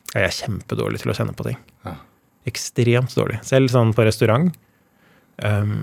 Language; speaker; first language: Norwegian; native; Norwegian